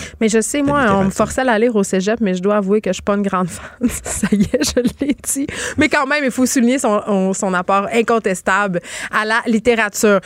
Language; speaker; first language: French; native; French